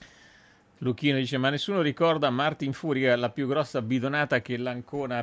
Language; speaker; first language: Italian; native; Italian